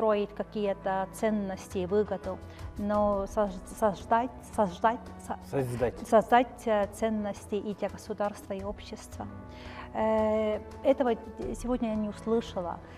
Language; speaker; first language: Russian; non-native, fluent; Estonian